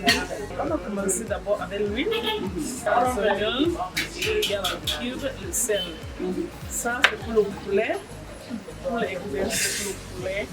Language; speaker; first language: French; non-native, local second language; English